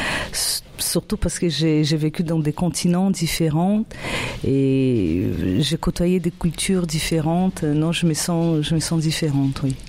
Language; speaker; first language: French; non-native, fluent; Portuguese